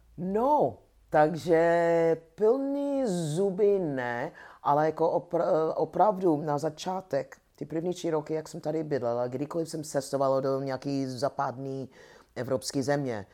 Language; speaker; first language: Czech; non-native, learner; English